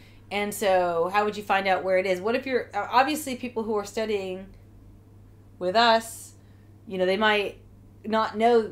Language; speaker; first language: English; native; English